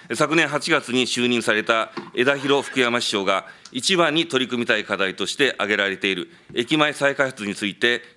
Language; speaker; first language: Japanese; native; Japanese